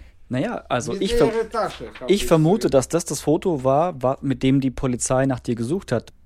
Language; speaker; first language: German; native; German